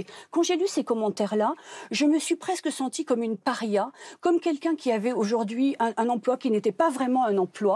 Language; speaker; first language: French; native; French